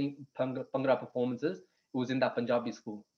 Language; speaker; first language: English; non-native, local second language; Punjabi